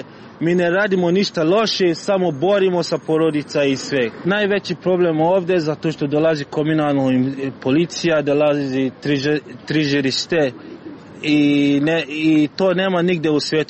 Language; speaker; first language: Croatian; non-native, learner; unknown